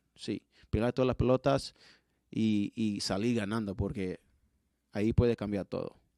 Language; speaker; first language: Spanish; early bilingual, heritage; Spanish